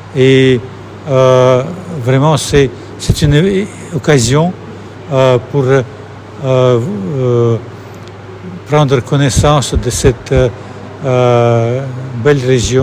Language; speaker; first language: French; non-native, fluent; Russian